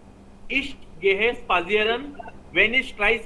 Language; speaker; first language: German; non-native, learner; Hindi